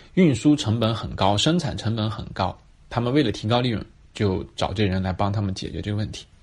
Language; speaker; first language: Chinese; native; Chinese